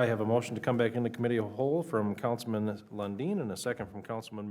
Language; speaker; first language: English; native; English